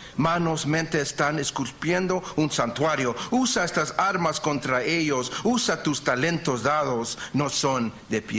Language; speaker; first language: Spanish; early bilingual, heritage; Spanish